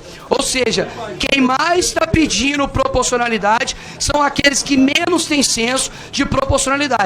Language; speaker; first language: Portuguese; native; Portuguese